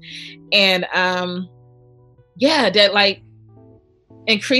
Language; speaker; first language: English; native; English